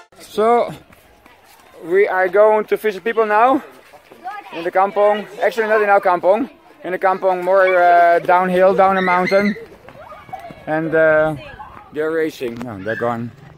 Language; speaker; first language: English; non-native, fluent; Dutch